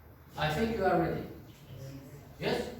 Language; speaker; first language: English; non-native, fluent; Turkish